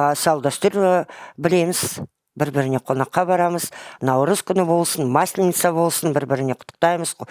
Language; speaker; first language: Kazakh; non-native, local second language; Russian